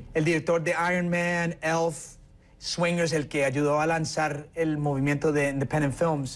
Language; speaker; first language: Spanish; early bilingual, heritage; Spanish